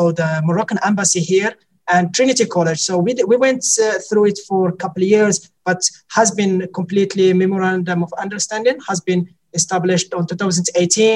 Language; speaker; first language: English; non-native, fluent; Arabic